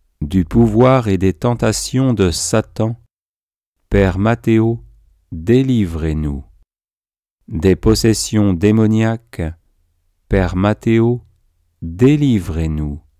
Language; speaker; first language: French; native; French